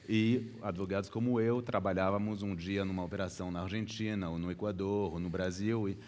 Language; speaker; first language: Portuguese; early bilingual, heritage; Portuguese